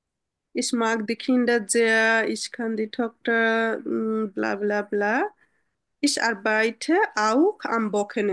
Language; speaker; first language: German; non-native, learner; Bangla